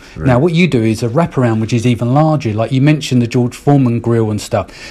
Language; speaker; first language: English; native; English